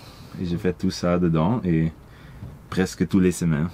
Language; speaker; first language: French; non-native, local second language; Dutch